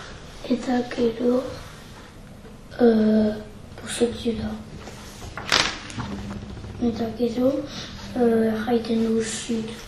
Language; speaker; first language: Basque; non-native, local second language; French